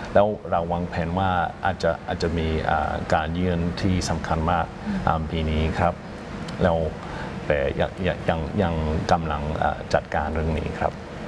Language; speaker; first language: Thai; non-native, fluent; English